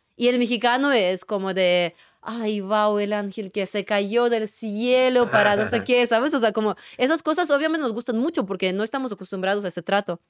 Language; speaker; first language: Spanish; non-native, fluent; Russian